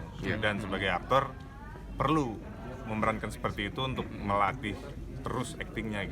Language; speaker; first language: Indonesian; native; Indonesian